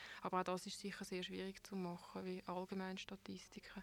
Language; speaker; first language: German; native; German